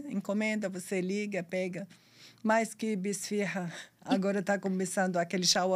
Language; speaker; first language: Portuguese; non-native, fluent; Arabic